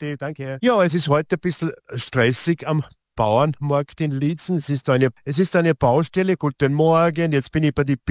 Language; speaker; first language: German; native; German